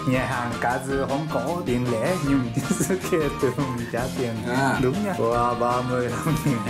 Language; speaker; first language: Vietnamese; non-native, learner; Japanese